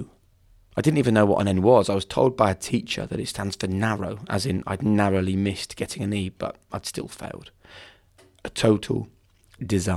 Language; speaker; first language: English; native; English